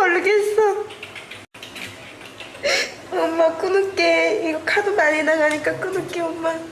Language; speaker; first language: Korean; non-native, local second language; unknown